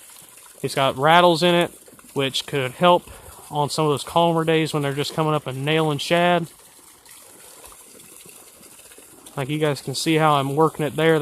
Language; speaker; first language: English; native; English